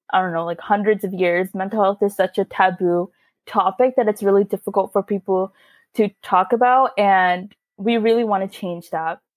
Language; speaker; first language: English; early bilingual, other home language; Hindi